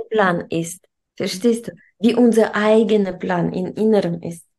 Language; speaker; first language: German; non-native, fluent; Russian